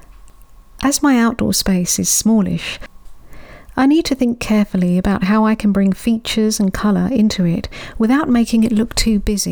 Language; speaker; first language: English; native; English